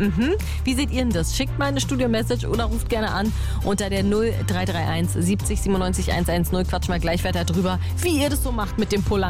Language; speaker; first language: German; native; German